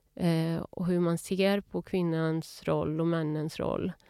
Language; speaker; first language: Swedish; early bilingual, other home language; Urdu